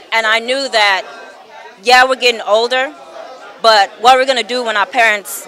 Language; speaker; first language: English; native; English